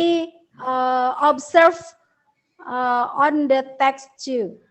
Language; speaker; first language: English; non-native, learner; Indonesian